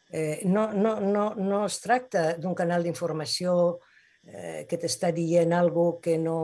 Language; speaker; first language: Catalan; non-native, local second language; Spanish